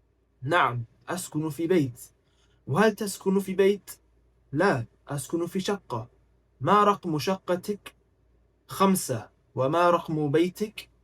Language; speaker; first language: Arabic; non-native, fluent; English